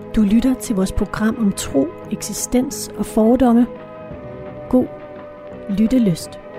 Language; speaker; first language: Danish; native; Danish